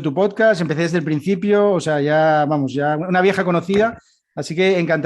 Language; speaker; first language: Spanish; native; Spanish